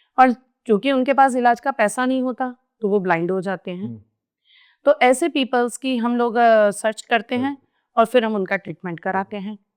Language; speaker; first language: Hindi; native; Hindi